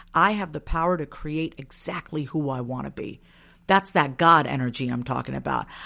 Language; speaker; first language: English; early bilingual, other home language; Hindi